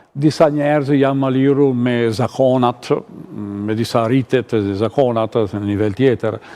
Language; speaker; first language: Albanian; non-native, fluent; Italian